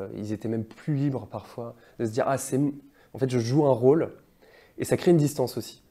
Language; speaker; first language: French; native; French